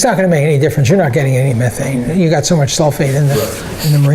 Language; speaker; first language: English; native; English